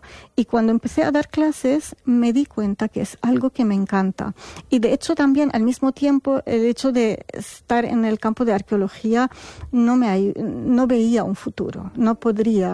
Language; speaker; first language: Spanish; non-native, fluent; Arabic